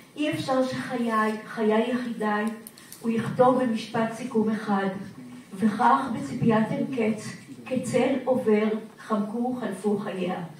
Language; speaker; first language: Hebrew; native; Hebrew